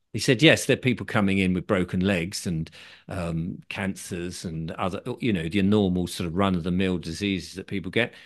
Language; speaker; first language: English; native; English